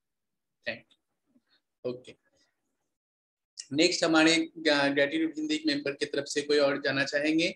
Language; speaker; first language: Hindi; native; Hindi